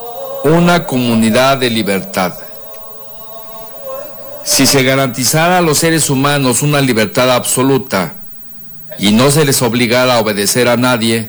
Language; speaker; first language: Spanish; native; Spanish